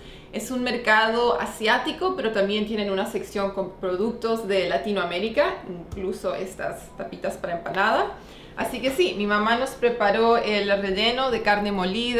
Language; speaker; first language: Spanish; early bilingual, heritage; Spanish